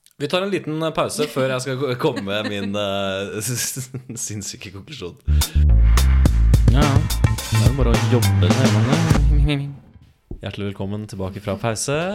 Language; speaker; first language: Norwegian; native; Norwegian